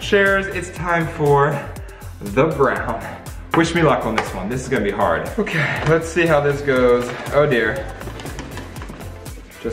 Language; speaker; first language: English; native; English